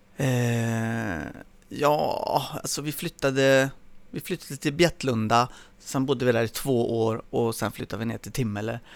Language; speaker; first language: Swedish; early bilingual, other home language; Spanish